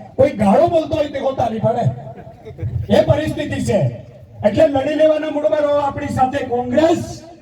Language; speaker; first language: Gujarati; non-native, local second language; Rathawi